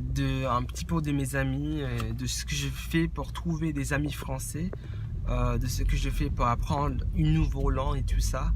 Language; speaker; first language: French; non-native, fluent; English